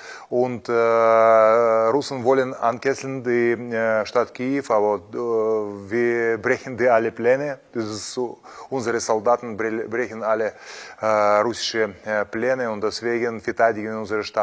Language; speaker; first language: German; non-native, fluent; Russian